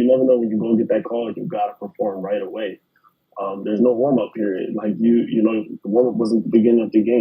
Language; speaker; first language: English; native; English